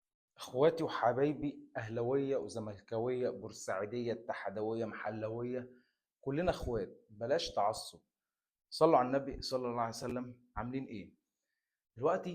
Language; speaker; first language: Arabic; native; Arabic